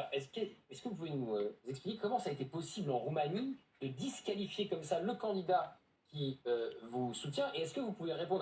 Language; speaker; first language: French; native; French